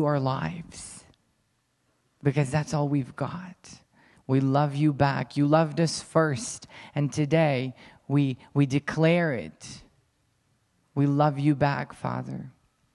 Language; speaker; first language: English; non-native, fluent; Ukrainian